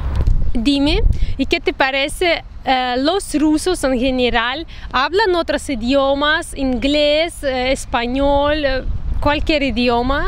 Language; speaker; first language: Spanish; non-native, fluent; Russian